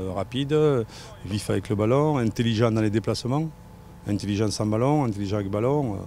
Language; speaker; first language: French; native; French